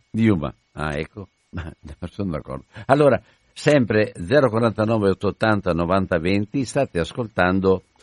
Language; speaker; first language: Italian; native; Italian